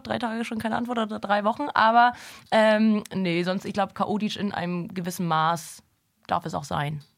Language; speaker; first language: German; native; German